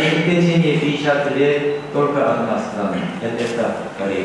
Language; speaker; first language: Russian; non-native, learner; Korean